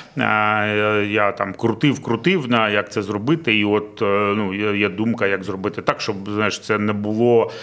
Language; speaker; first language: Ukrainian; non-native, local second language; Russian